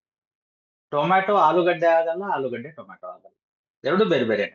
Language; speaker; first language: Kannada; native; Kannada